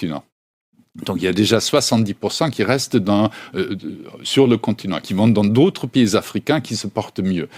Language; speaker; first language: French; native; French